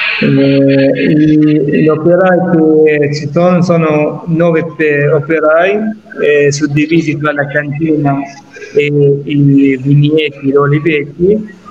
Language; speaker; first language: Italian; non-native, fluent; Arabic